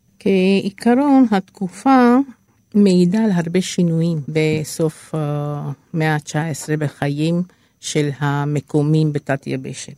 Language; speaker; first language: Hebrew; non-native, fluent; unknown